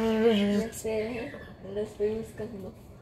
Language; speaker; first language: Spanish; early bilingual, heritage; Spanish